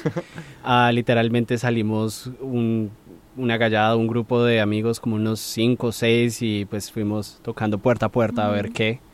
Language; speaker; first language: Spanish; native; Spanish